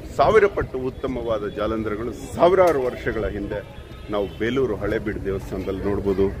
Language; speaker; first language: Kannada; native; Kannada